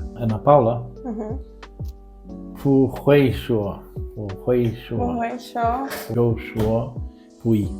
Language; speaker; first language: Chinese; non-native, learner; Portuguese